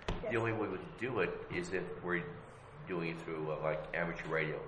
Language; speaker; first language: English; native; English